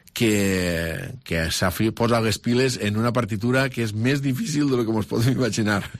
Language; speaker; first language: Catalan; native; Catalan